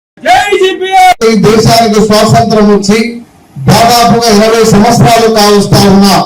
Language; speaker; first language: Telugu; non-native, local second language; Lambadi